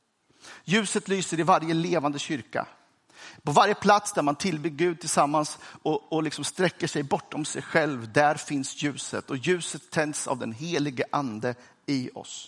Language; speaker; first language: Swedish; native; Swedish